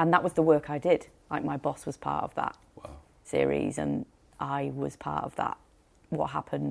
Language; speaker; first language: English; native; English